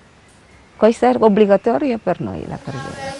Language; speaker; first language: Italian; non-native, learner; Malayalam